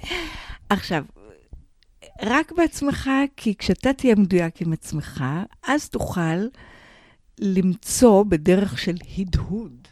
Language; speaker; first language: Hebrew; non-native, fluent; English